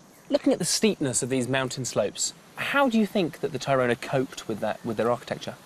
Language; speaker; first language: English; native; English